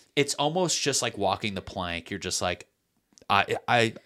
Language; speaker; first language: English; native; English